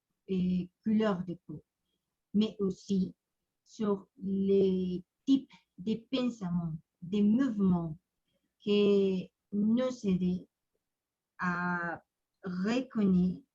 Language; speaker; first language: French; non-native, learner; Spanish